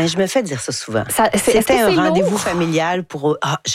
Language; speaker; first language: French; native; French